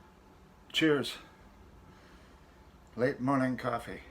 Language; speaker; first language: English; native; English